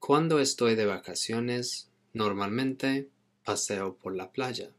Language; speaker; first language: Spanish; non-native, fluent; English